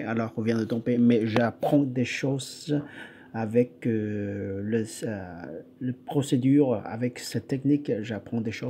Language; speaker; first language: French; non-native, fluent; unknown